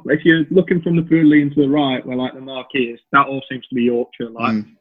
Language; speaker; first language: English; native; English